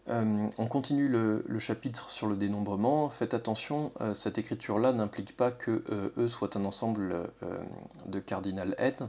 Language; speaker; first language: French; native; French